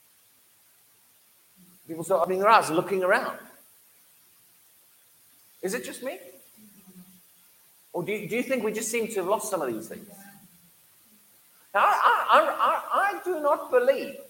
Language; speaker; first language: English; native; English